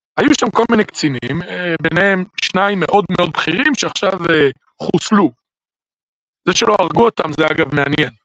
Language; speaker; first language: Hebrew; native; Hebrew